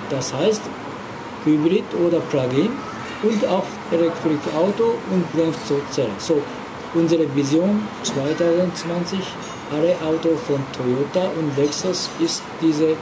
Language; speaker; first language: German; non-native, learner; Japanese